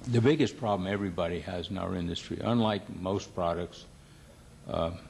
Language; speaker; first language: English; native; English